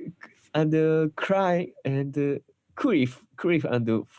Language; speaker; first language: English; non-native, learner; Japanese